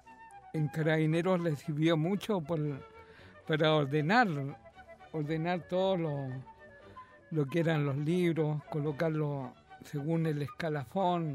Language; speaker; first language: Spanish; native; Spanish